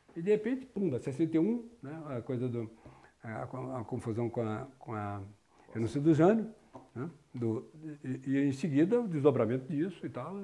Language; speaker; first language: Portuguese; native; Portuguese